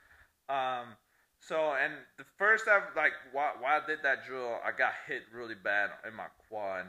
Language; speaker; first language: English; non-native, fluent; Italian